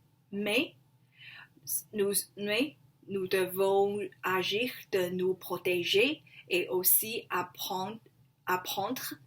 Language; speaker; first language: French; non-native, learner; Chinese